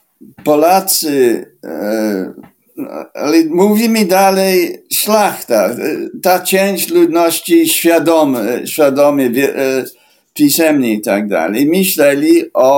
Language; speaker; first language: Polish; non-native, fluent; English